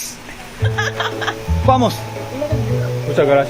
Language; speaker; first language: Spanish; non-native, learner; Korean